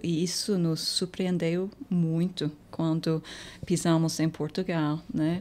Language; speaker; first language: Portuguese; non-native, fluent; English